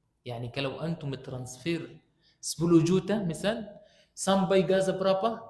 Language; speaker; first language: Malay; non-native, fluent; Arabic